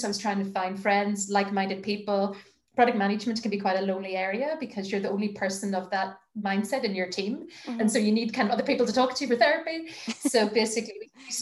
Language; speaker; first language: English; native; English